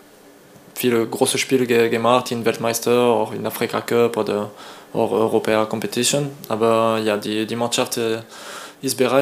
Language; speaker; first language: German; non-native, learner; French